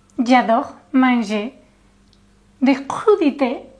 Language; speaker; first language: French; non-native, learner; Spanish